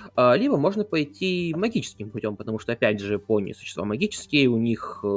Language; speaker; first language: Russian; native; Russian